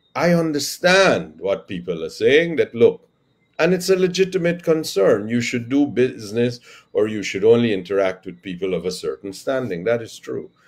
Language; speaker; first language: English; native; English